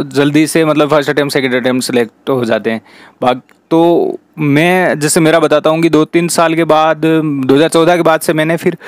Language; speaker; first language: Hindi; native; Hindi